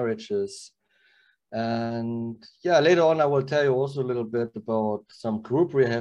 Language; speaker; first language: English; non-native, learner; German